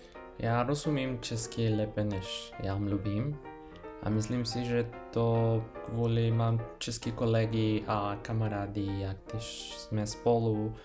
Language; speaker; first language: Czech; non-native, learner; Spanish